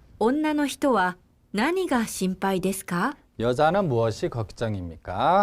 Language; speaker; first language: Japanese; non-native, fluent; Korean